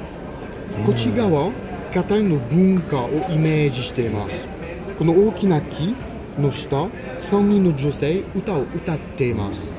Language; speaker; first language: Japanese; non-native, fluent; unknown